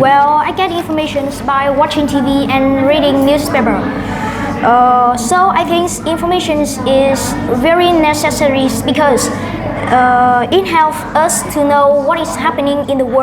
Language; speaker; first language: English; non-native, learner; Vietnamese